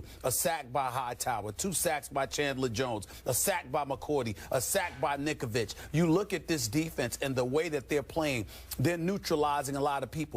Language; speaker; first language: English; native; English